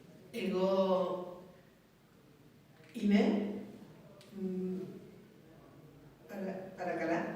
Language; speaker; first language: Greek; non-native, learner; Spanish